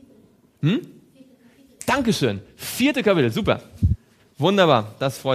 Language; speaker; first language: German; native; German